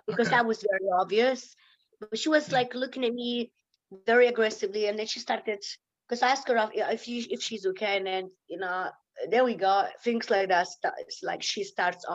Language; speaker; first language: English; non-native, fluent; Lithuanian